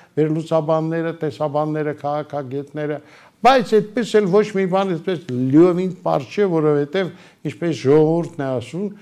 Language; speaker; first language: Armenian; native; Armenian